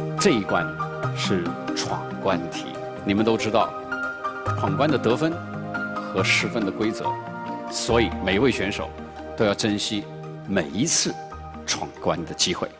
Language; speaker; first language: Chinese; native; Chinese